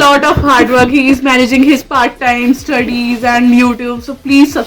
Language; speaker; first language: English; non-native, local second language; Hindi